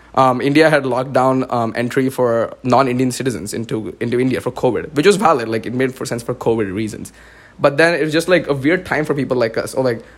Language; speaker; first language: English; non-native, local second language; Marathi